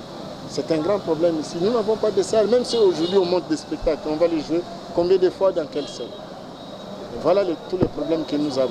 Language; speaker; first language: French; non-native, local second language; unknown